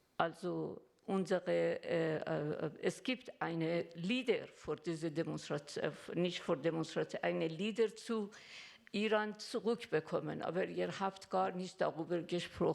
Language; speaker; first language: German; non-native, learner; Persian